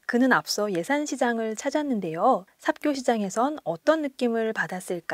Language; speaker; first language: Korean; native; Korean